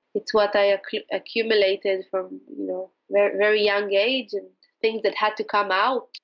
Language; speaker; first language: English; non-native, fluent; Hebrew